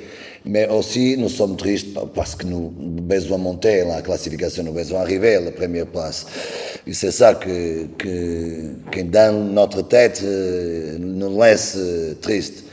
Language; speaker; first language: French; non-native, learner; Portuguese